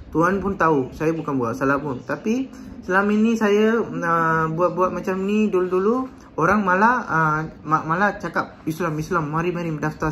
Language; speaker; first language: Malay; non-native, local second language; Tamil